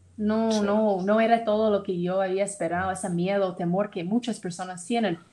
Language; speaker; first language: Spanish; non-native, fluent; English